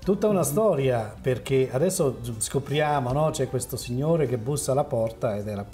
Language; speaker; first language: Italian; native; Italian